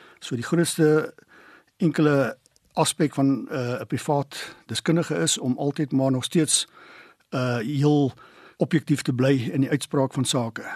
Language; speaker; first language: Afrikaans; native; Afrikaans